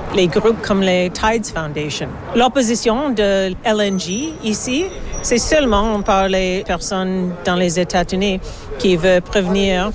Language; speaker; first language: French; non-native, local second language; English